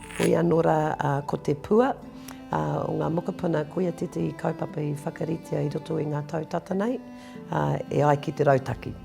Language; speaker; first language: Māori; non-native, local second language; English